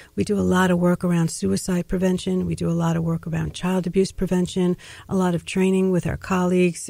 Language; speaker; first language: English; native; English